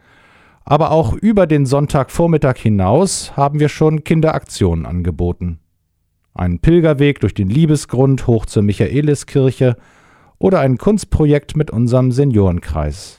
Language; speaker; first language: German; native; German